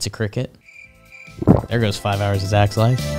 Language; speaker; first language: English; native; English